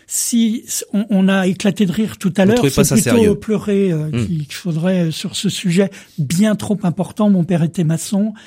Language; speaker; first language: French; native; French